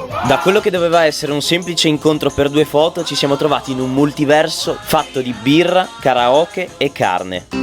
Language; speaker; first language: Italian; native; Italian